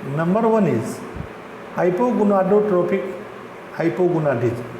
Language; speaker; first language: English; non-native, local second language; Marathi